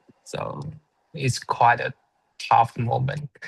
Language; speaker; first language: English; non-native, learner; Chinese